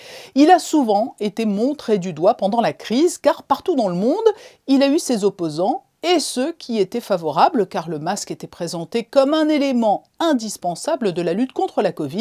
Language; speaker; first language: French; native; French